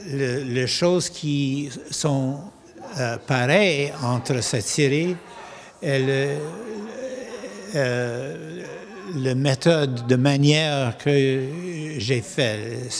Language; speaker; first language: French; non-native, local second language; English